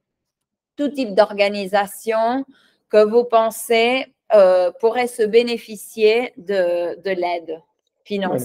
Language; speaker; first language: French; non-native, fluent; Spanish